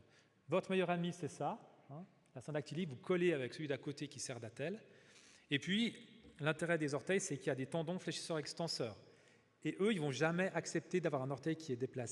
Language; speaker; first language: French; native; French